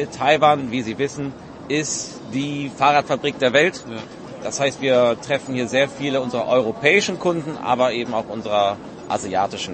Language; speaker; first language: German; native; German